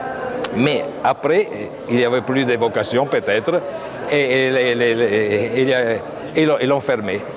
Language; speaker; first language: French; non-native, fluent; Italian